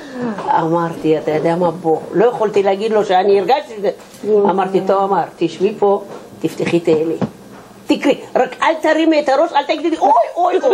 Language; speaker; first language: Hebrew; non-native, fluent; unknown